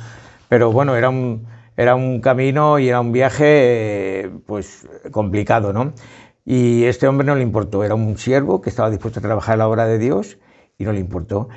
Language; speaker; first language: Spanish; native; Spanish